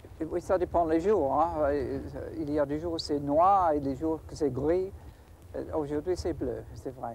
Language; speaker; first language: French; non-native, fluent; English